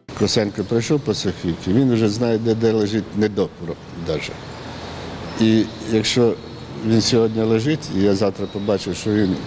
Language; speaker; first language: Ukrainian; native; Ukrainian